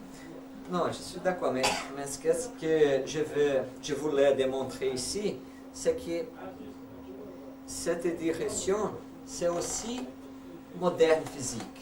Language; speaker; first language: French; non-native, learner; Portuguese